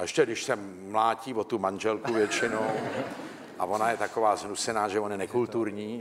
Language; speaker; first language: Czech; native; Czech